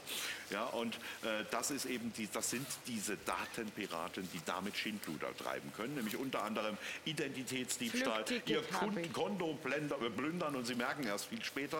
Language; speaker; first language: German; native; German